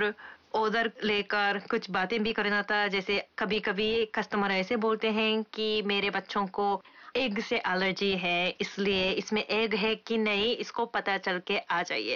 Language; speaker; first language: Hindi; non-native, fluent; Japanese